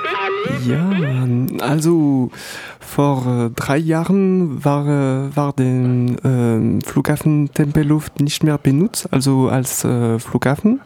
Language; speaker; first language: German; non-native, learner; French